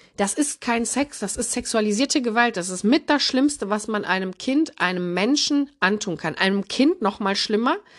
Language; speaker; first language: German; early bilingual, other home language; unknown